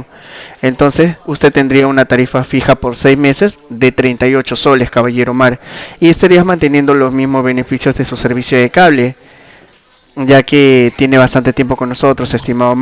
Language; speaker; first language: Spanish; native; Spanish